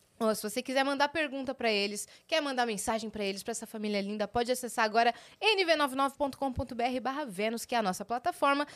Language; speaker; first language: Portuguese; native; Portuguese